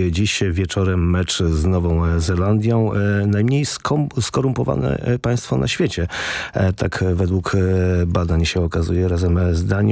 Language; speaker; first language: Polish; native; Polish